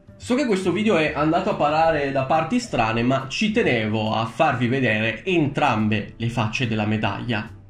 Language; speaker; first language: Italian; early bilingual, other home language; Romanian